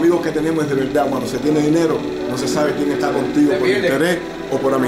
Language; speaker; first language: Spanish; native; Spanish